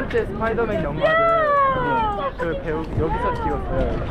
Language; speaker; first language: Korean; early bilingual, heritage; Korean